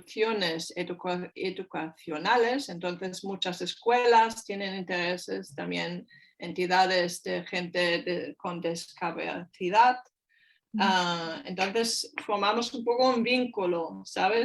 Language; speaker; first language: Spanish; non-native, fluent; German